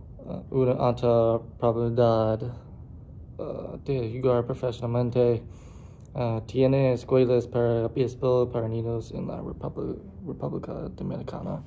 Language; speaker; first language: Spanish; non-native, learner; English